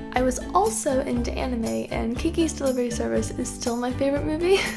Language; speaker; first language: English; native; English